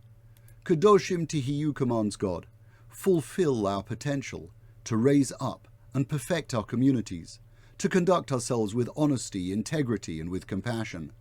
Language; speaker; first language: English; native; English